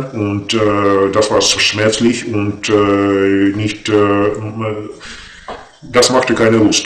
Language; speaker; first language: German; non-native, fluent; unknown